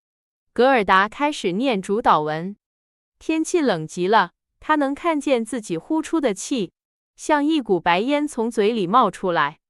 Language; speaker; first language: Chinese; native; Chinese